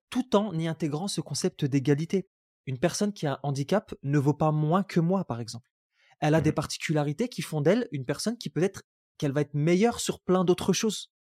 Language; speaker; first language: French; non-native, local second language; Arabic